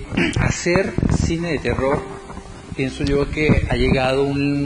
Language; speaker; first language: Spanish; native; Spanish